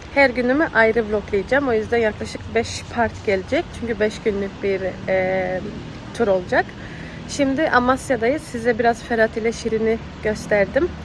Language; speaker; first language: Turkish; early bilingual, heritage; Turkish